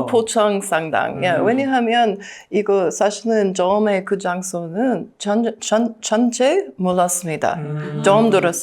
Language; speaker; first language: Korean; non-native, learner; English